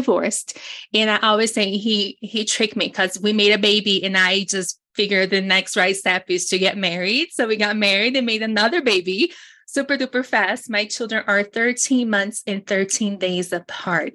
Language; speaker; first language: English; non-native, fluent; Portuguese